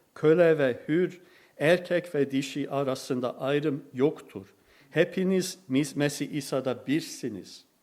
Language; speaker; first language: Turkish; non-native, fluent; English